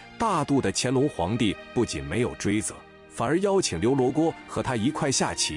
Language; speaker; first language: Chinese; native; Chinese